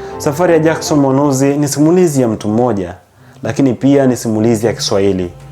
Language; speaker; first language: Swahili; native; Swahili